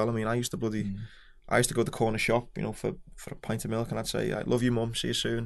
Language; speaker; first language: English; native; English